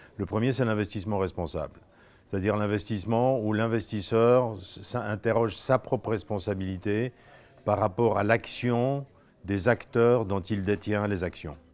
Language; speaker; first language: French; non-native, fluent; Polish